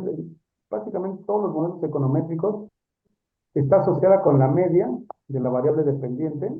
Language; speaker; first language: Spanish; native; Spanish